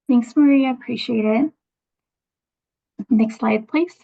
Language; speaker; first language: English; native; English